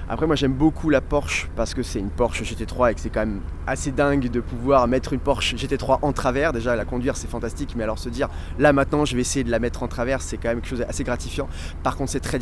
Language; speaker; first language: French; native; French